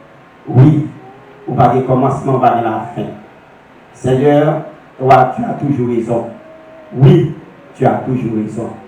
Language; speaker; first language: French; non-native, local second language; Haitian Creole